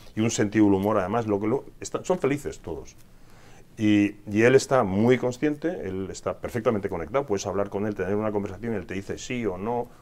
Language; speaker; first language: Spanish; native; Spanish